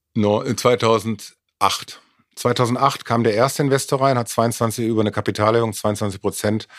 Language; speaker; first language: German; native; German